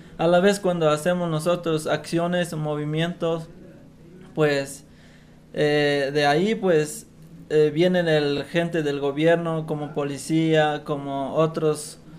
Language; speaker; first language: Spanish; non-native, local second language; Tzeltal